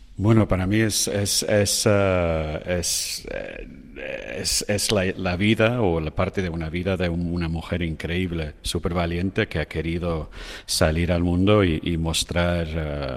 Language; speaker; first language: Spanish; non-native, fluent; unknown